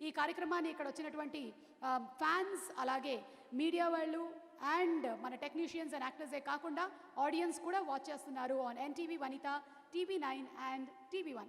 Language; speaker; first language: Telugu; native; Telugu